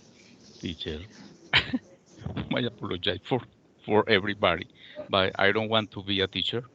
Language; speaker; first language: English; non-native, learner; Spanish